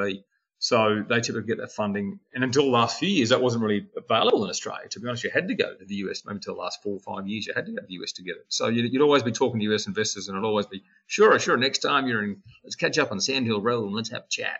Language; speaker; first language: English; native; English